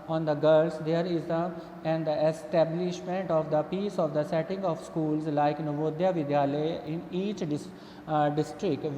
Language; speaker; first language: English; non-native, local second language; Punjabi